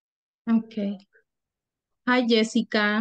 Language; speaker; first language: English; non-native, learner; Spanish